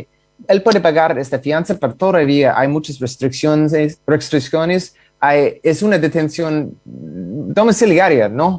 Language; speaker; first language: Spanish; non-native, fluent; English